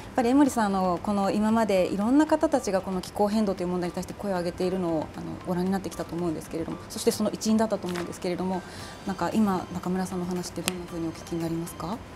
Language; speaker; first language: Japanese; native; Japanese